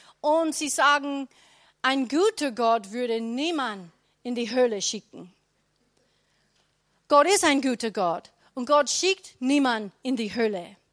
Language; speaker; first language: German; non-native, learner; English